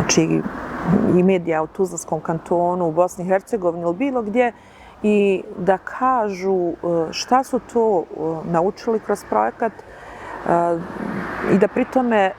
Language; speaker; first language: Bosnian; native; Bosnian